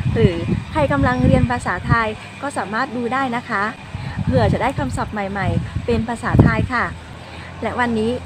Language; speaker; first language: Thai; non-native, fluent; Vietnamese